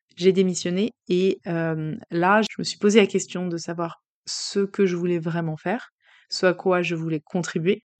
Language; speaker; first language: French; native; French